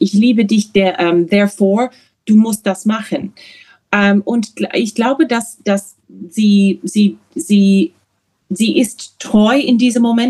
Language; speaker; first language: German; non-native, learner; English